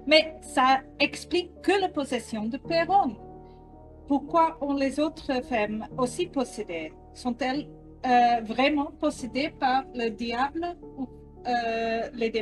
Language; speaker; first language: French; non-native, learner; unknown